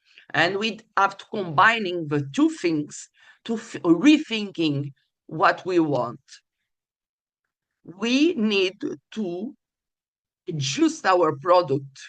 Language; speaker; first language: English; non-native, fluent; Portuguese